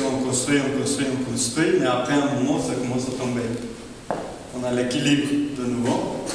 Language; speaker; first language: French; non-native, fluent; Spanish